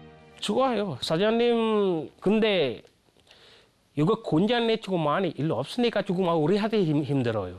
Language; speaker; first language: Korean; non-native, learner; Sinhala